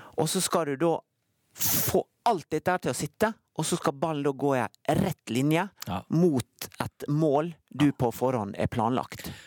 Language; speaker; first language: Norwegian; native; Norwegian